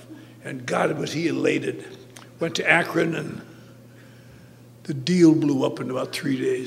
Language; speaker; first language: English; native; English